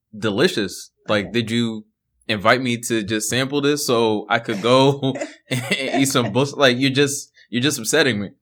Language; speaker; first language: English; early bilingual, other home language; Haitian Creole